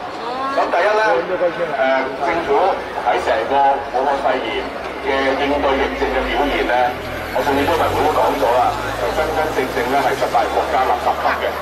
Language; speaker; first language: Chinese; native; Chinese